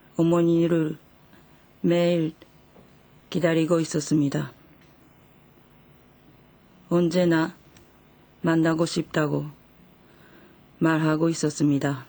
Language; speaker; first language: Korean; non-native, fluent; Japanese